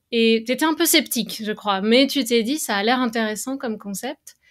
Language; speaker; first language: French; native; French